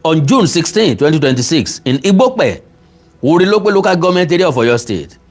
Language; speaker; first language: English; non-native, local second language; Yoruba